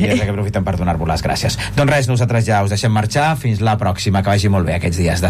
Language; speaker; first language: Catalan; native; Catalan